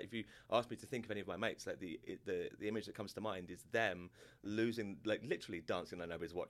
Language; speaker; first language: English; native; English